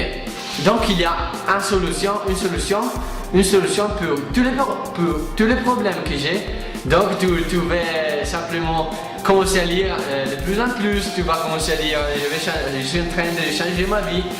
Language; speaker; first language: French; non-native, fluent; Italian